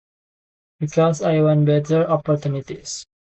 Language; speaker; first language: English; non-native, learner; Indonesian